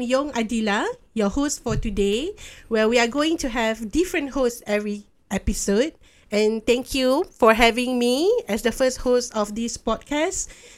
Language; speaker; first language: English; non-native, local second language; Malay